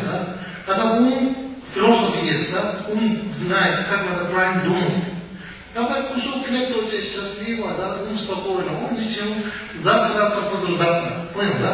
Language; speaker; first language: Russian; non-native, learner; Tibetan